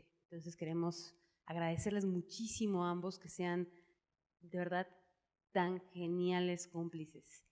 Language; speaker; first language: Spanish; native; Spanish